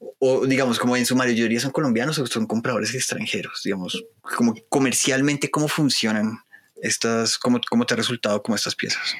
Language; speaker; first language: Spanish; native; Spanish